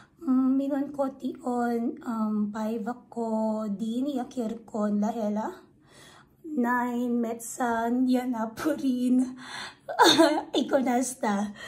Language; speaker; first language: Finnish; non-native, learner; Filipino